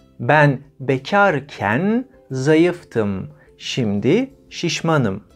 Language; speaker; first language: Turkish; native; Turkish